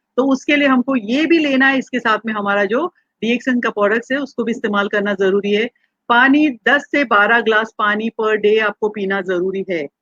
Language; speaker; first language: Hindi; non-native, local second language; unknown